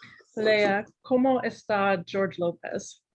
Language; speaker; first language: Spanish; non-native, learner; English